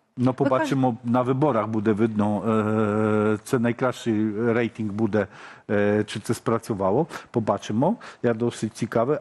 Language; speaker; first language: Polish; non-native, learner; Ukrainian